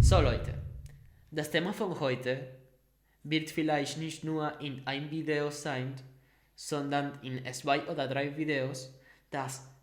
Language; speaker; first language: German; non-native, learner; Spanish